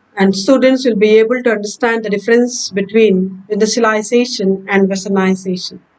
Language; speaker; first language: English; non-native, local second language; Kannada